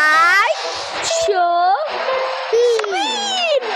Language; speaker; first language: English; non-native, learner; Bangla